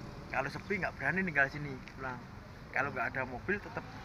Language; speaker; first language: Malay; non-native, local second language; Javanese